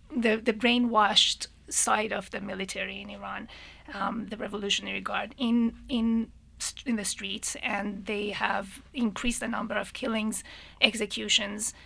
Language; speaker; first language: English; non-native, fluent; Persian